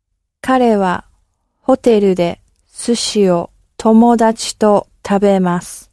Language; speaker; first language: Japanese; non-native, learner; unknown